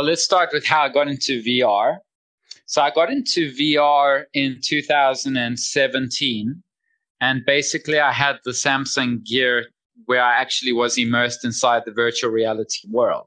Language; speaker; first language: English; native; English